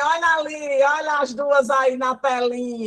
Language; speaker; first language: Portuguese; native; Portuguese